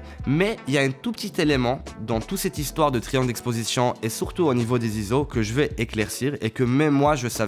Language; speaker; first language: French; native; French